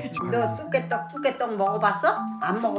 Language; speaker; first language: Korean; native; Korean